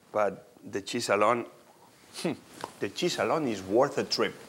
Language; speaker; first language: English; non-native, fluent; Spanish